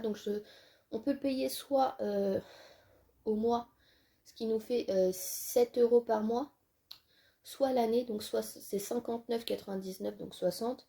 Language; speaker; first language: French; native; French